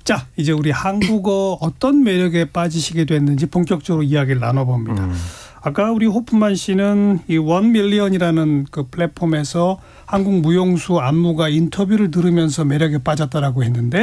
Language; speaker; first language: Korean; native; Korean